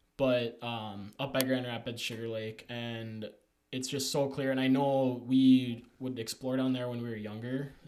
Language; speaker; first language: English; native; English